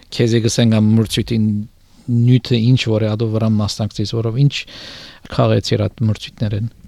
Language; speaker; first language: Armenian; native; Armenian